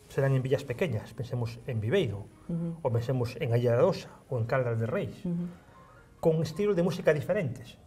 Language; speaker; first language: Spanish; native; Spanish